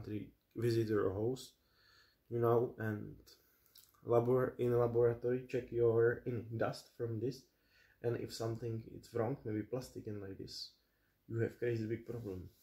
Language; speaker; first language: English; non-native, learner; Czech